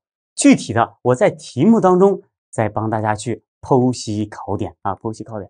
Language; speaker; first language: Chinese; native; Chinese